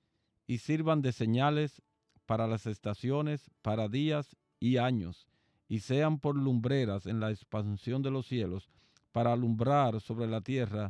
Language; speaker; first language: Spanish; native; Spanish